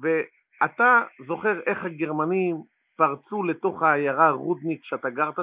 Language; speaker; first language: Hebrew; native; Hebrew